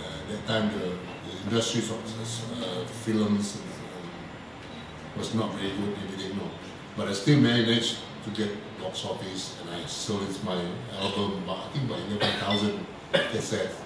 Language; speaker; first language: English; non-native, local second language; Malay